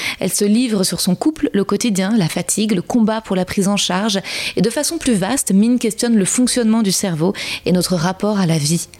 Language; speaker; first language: French; native; French